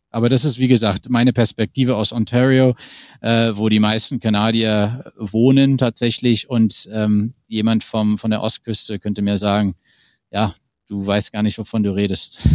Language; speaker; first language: German; non-native, fluent; English